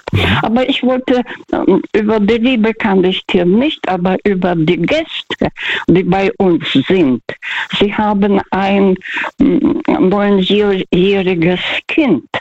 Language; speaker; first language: German; non-native, fluent; Russian